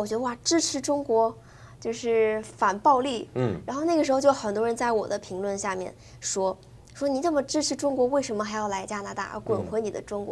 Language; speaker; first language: Chinese; native; Chinese